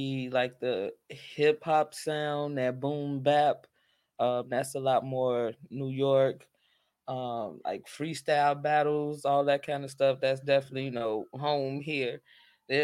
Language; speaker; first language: English; native; English